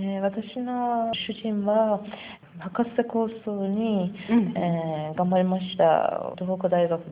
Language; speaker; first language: Japanese; non-native, learner; Persian